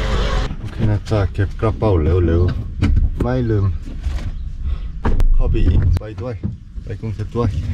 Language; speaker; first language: Thai; non-native, learner; Korean